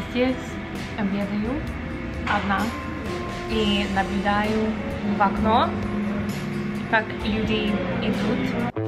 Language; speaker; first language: Russian; non-native, learner; English